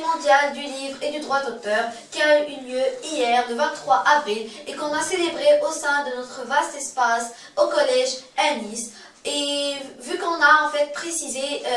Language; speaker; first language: French; non-native, local second language; Arabic